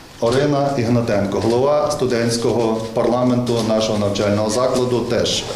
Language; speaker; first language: Ukrainian; native; Ukrainian